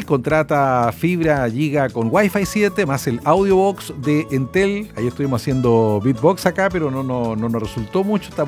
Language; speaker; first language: Spanish; native; Spanish